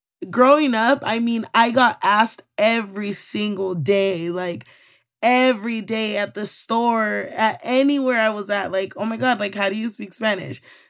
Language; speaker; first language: English; early bilingual, other home language; Spanish